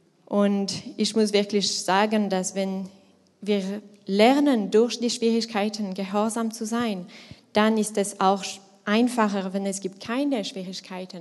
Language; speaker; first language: German; non-native, learner; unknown